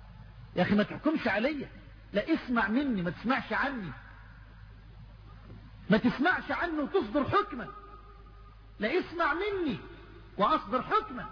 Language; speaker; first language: Arabic; native; Arabic